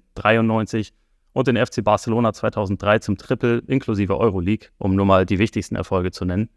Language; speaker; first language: German; native; German